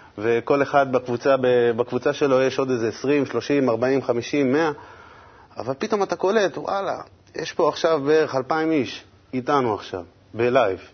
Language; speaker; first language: Hebrew; native; Hebrew